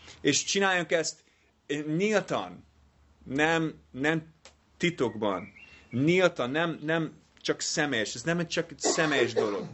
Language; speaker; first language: Hungarian; non-native, learner; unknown